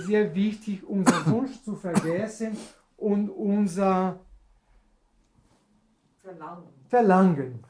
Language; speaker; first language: German; non-native, learner; Portuguese